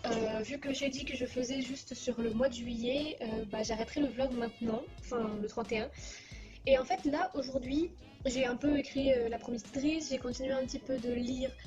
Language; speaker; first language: French; native; French